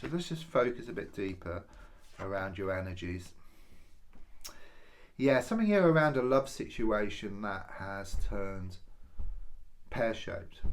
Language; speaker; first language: English; native; English